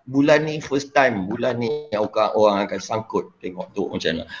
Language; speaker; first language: English; non-native, local second language; Malay